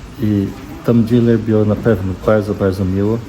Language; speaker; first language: Polish; non-native, learner; Portuguese